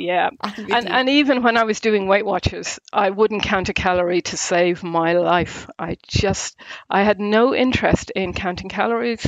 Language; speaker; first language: English; native; English